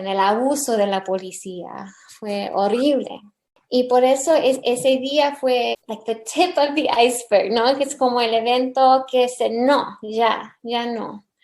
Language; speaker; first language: Spanish; early bilingual, heritage; English